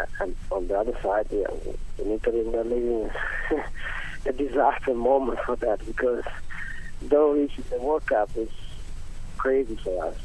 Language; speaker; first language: English; non-native, learner; Italian